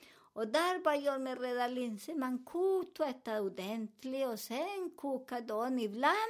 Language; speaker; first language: Swedish; non-native, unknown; Spanish